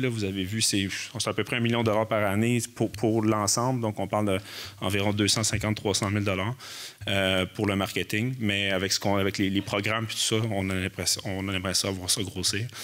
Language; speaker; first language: French; native; French